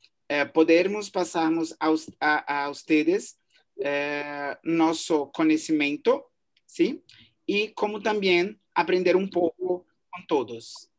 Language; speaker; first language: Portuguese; non-native, learner; Spanish